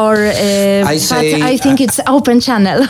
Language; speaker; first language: English; non-native, learner; Polish